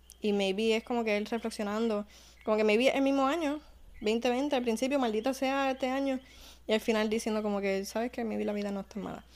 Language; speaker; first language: Spanish; early bilingual, heritage; Spanish